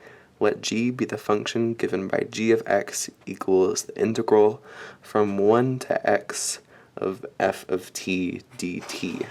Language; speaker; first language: English; native; English